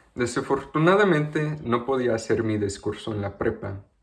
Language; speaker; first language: Spanish; early bilingual, other home language; English